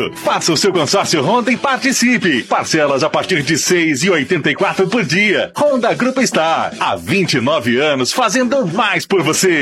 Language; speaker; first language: Portuguese; native; Portuguese